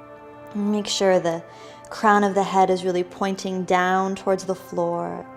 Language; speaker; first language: English; native; English